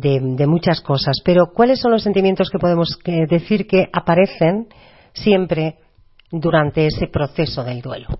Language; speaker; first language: Spanish; native; Spanish